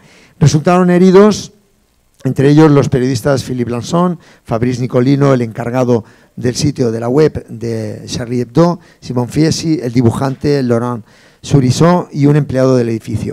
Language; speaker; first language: Spanish; native; Spanish